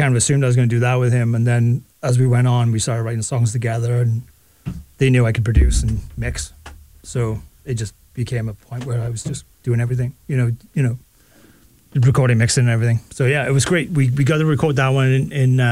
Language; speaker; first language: English; native; English